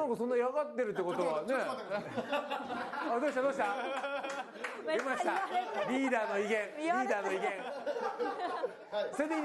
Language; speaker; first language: Japanese; native; Japanese